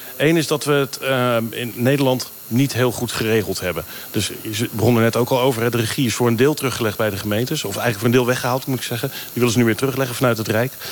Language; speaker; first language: Dutch; native; Dutch